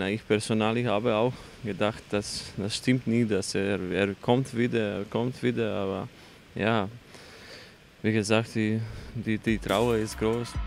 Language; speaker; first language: German; non-native, fluent; Croatian